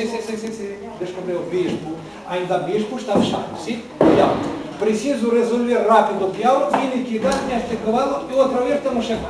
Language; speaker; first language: Portuguese; non-native, learner; Ukrainian